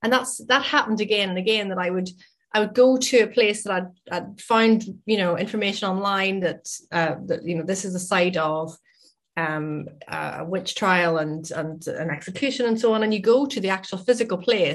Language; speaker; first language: English; native; English